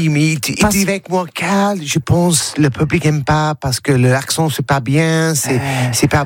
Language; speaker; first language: French; non-native, learner; English